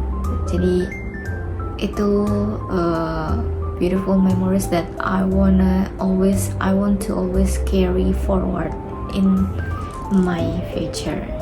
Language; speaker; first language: English; non-native, learner; Indonesian